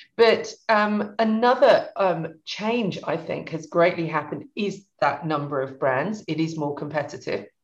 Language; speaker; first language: English; native; English